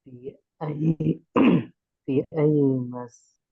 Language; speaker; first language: Arabic; non-native, learner; Indonesian